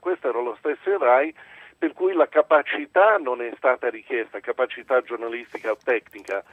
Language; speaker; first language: Italian; early bilingual, other home language; English